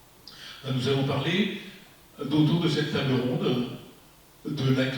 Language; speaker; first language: French; native; French